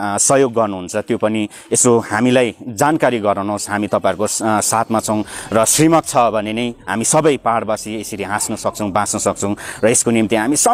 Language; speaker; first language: Nepali; native; Nepali